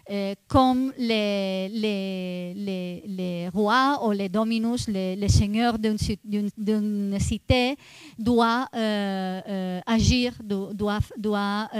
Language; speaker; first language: French; non-native, fluent; Italian